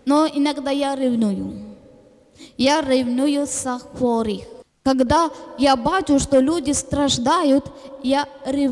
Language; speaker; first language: Ukrainian; non-native, learner; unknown